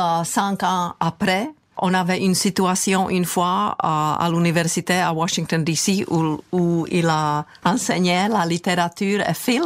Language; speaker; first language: French; non-native, fluent; Czech